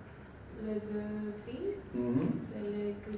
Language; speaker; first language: French; non-native, learner; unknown